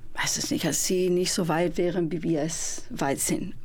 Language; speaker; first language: German; non-native, fluent; Spanish